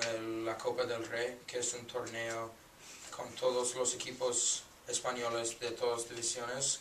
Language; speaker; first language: Spanish; non-native, learner; English